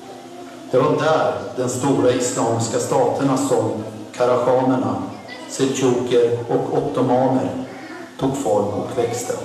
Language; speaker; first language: Swedish; non-native, fluent; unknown